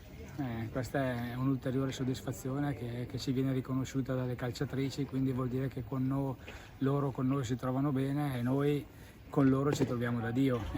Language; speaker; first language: Italian; native; Italian